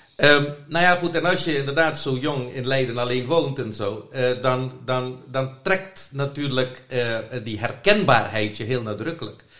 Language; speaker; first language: Dutch; non-native, local second language; Caribbean Hindustani